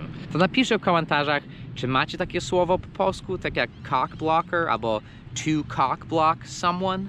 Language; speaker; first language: Polish; non-native, fluent; English